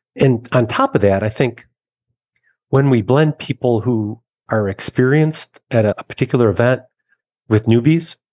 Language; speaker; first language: English; native; English